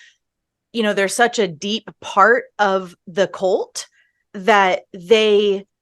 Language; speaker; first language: English; native; English